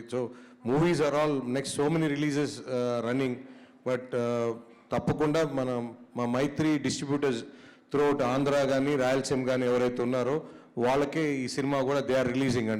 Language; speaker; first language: Telugu; native; Telugu